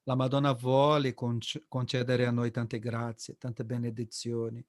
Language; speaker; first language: Italian; non-native, fluent; Portuguese